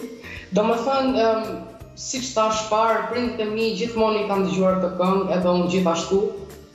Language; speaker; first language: Albanian; early bilingual, heritage; Albanian